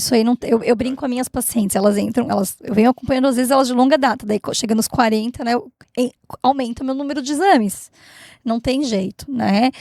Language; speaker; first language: Portuguese; native; Portuguese